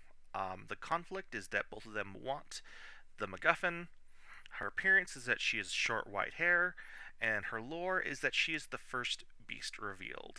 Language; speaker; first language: English; native; English